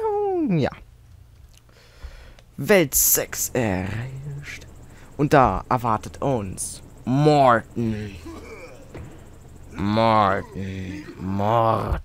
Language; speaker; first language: German; native; German